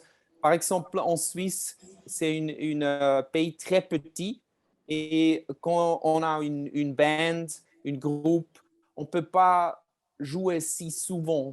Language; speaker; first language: French; non-native, learner; German